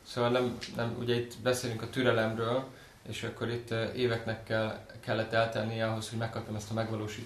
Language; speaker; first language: Hungarian; native; Hungarian